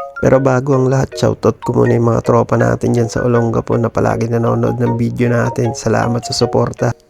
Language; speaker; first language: Filipino; native; Filipino